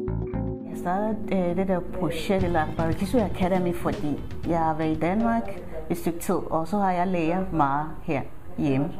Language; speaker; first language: Danish; non-native, fluent; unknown